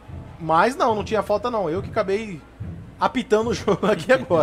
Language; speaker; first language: Portuguese; native; Portuguese